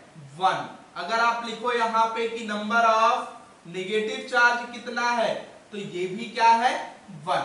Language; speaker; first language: Hindi; native; Hindi